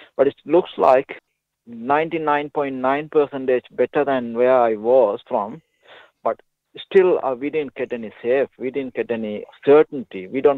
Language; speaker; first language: English; non-native, local second language; Tamil